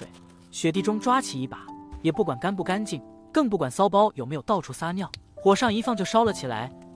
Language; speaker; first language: Chinese; native; Chinese